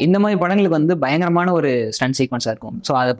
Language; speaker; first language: Tamil; native; Tamil